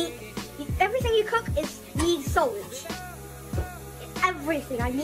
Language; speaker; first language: English; native; English